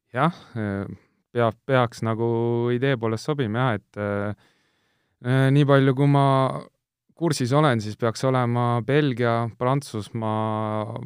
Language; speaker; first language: Estonian; native; Estonian